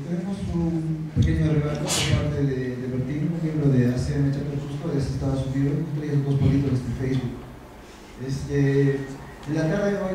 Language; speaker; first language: Spanish; native; Spanish